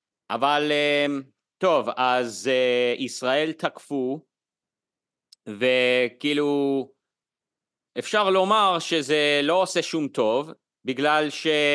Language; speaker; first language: Hebrew; non-native, fluent; English